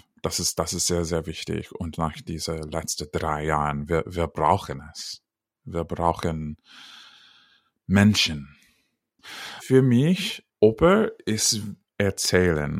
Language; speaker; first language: German; non-native, fluent; English